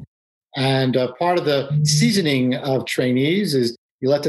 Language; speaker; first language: English; native; English